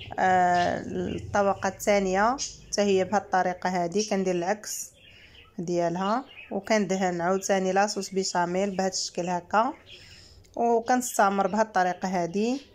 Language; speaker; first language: Arabic; native; Arabic